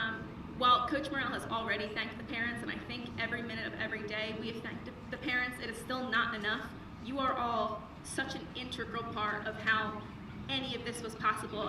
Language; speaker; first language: English; native; English